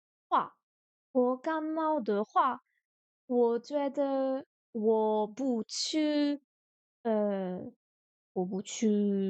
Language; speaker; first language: Chinese; non-native, learner; French